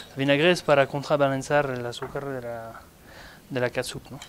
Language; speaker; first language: Spanish; non-native, fluent; French